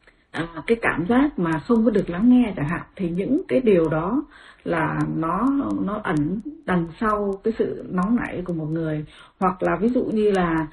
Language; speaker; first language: Vietnamese; native; Vietnamese